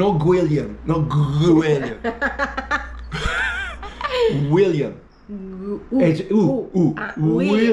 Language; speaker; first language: Spanish; non-native, learner; English